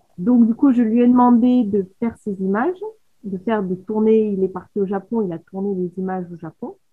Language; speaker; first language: French; native; French